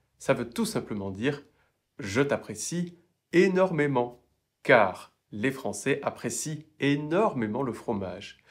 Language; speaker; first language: French; native; French